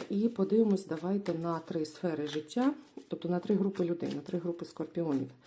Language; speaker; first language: Ukrainian; non-native, local second language; Russian